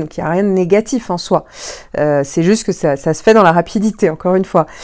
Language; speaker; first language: French; native; French